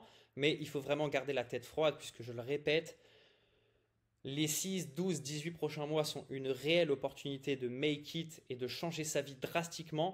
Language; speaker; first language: French; native; French